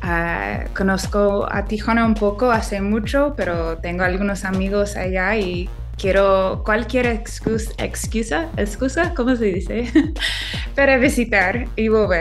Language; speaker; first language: Spanish; non-native, fluent; English